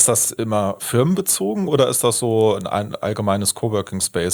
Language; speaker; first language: German; native; German